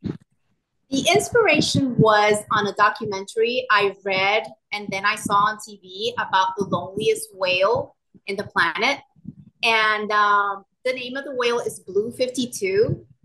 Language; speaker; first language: English; non-native, local second language; Spanish